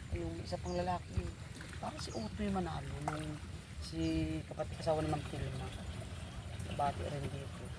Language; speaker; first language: Filipino; native; Filipino